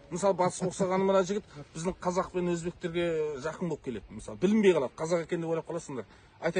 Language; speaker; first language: Turkish; non-native, learner; Kazakh